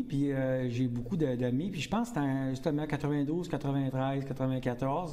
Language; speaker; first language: French; native; French